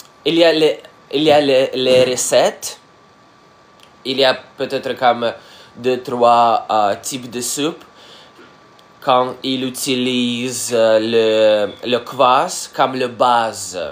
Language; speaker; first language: French; non-native, learner; Russian